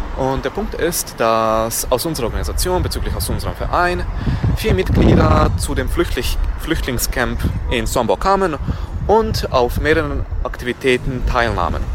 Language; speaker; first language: German; non-native, fluent; Serbian